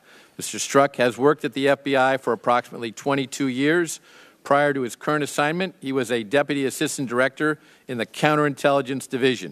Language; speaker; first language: English; native; English